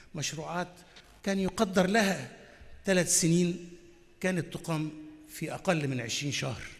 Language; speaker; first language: Arabic; native; Arabic